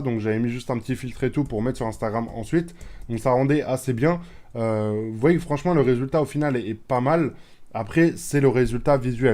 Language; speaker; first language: French; native; French